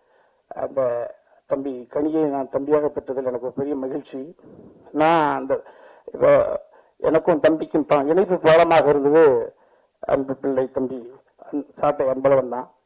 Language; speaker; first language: Tamil; native; Tamil